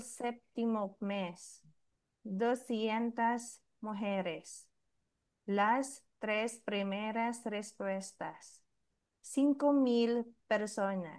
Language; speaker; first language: Spanish; non-native, learner; Filipino